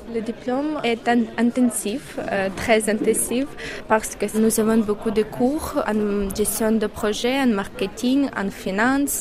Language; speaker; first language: French; non-native, learner; Ukrainian